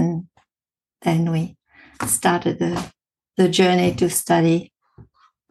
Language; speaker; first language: English; non-native, fluent; French